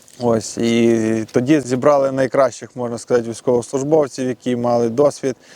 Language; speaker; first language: Ukrainian; non-native, local second language; Russian